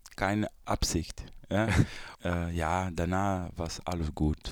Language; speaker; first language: German; non-native, learner; Portuguese